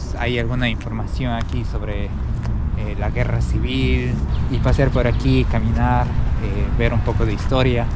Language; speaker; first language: Spanish; native; Spanish